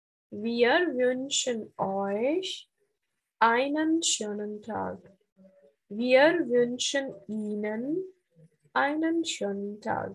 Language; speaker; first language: German; non-native, fluent; Hindi